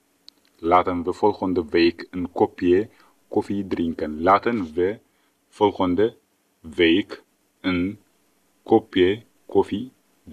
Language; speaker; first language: Dutch; non-native, fluent; Tigrinya